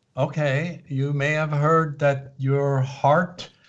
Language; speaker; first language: English; non-native, fluent; Swiss German